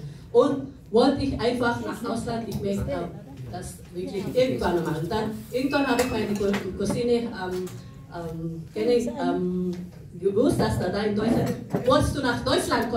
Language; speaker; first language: German; non-native, fluent; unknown